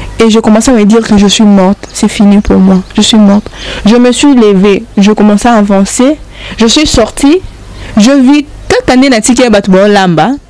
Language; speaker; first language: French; non-native, local second language; Lingala